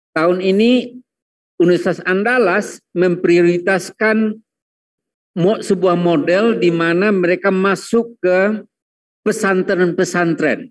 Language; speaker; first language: Indonesian; non-native, local second language; Minangkabau